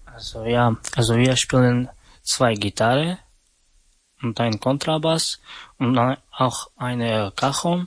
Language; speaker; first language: German; non-native, learner; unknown